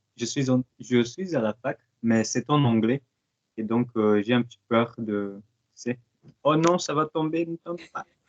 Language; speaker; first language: French; non-native, fluent; Portuguese